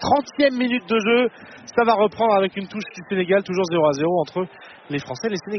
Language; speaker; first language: French; native; French